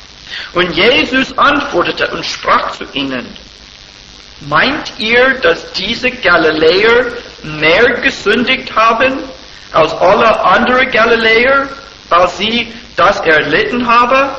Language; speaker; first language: German; non-native, fluent; English